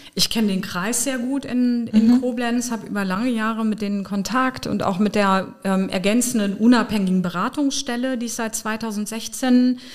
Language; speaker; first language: German; native; German